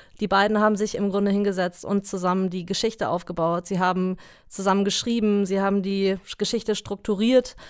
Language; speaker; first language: German; native; German